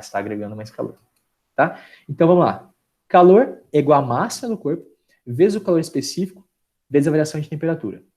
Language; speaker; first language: Portuguese; native; Portuguese